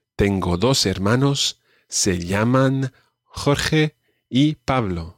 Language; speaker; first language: Spanish; non-native, fluent; English